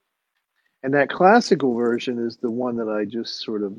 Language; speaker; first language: English; native; English